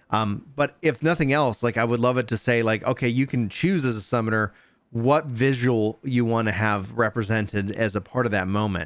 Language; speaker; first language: English; native; English